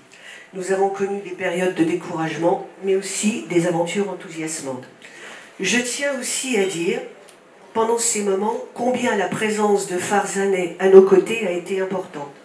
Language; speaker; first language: French; native; French